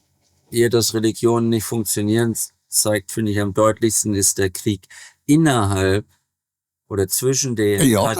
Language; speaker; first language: German; native; German